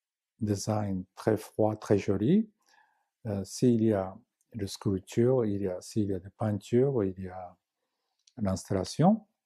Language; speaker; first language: French; non-native, learner; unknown